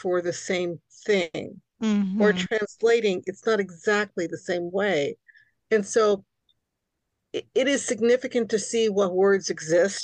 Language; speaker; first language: English; early bilingual, other home language; Hungarian